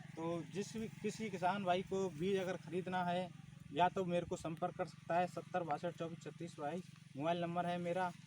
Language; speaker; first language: Hindi; native; Hindi